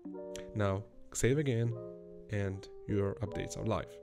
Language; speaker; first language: English; non-native, fluent; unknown